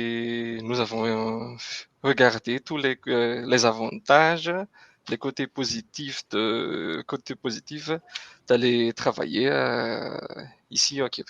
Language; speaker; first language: French; non-native, local second language; Malagasy